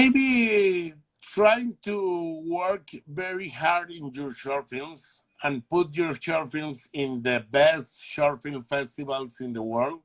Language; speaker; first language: English; non-native, learner; Spanish